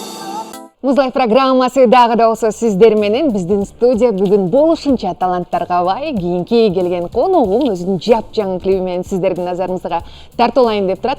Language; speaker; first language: Kyrgyz; native; Kyrgyz